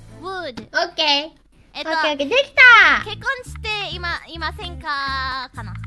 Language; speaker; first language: Japanese; non-native, learner; Indonesian